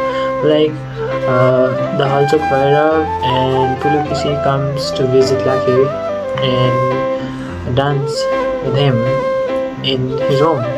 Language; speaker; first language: English; non-native, local second language; Nepali